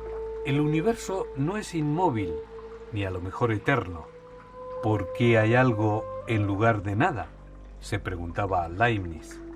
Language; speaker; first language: Spanish; native; Spanish